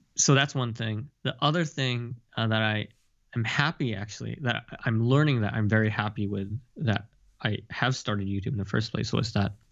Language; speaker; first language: English; early bilingual, heritage; Japanese